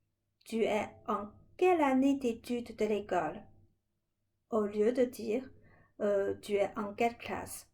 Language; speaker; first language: French; non-native, fluent; Chinese